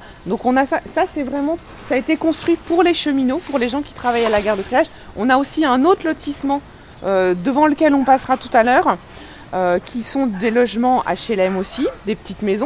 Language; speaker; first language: French; native; French